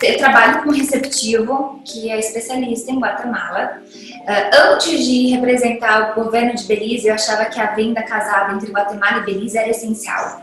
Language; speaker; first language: Portuguese; native; Portuguese